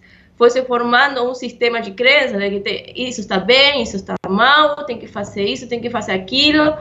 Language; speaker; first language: Portuguese; non-native, fluent; Spanish